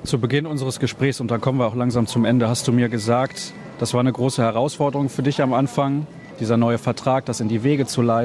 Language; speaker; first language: German; native; German